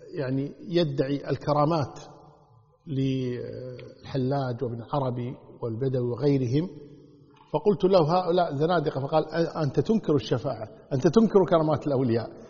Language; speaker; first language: Arabic; native; Arabic